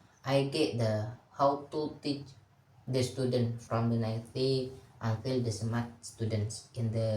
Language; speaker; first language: English; non-native, learner; Indonesian